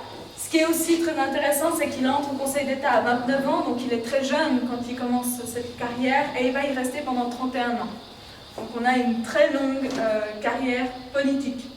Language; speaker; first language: French; native; French